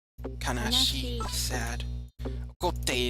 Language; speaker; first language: Japanese; non-native, learner; English